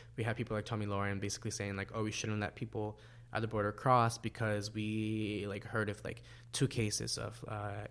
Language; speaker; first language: English; non-native, fluent; Spanish